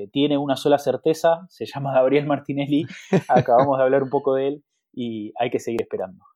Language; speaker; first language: Spanish; native; Spanish